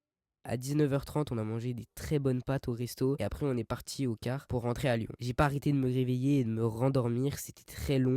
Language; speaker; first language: French; native; French